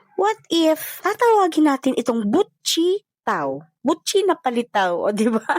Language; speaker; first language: Filipino; non-native, local second language; Cebuano